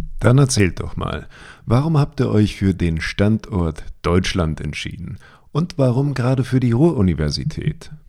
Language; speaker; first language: German; native; German